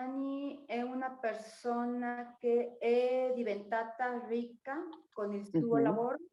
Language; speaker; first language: Italian; non-native, learner; Spanish